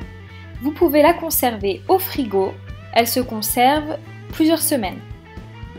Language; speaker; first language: French; native; French